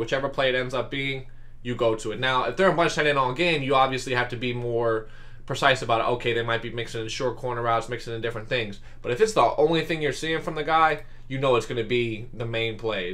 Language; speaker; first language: English; native; English